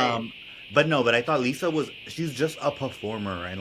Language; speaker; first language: English; native; English